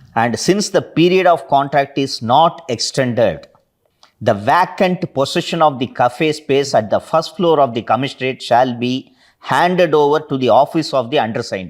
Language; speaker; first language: English; non-native, local second language; Tamil